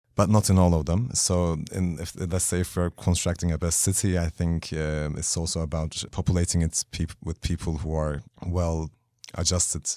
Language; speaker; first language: English; non-native, fluent; Turkish